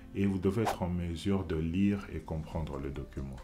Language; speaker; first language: French; non-native, local second language; Lingala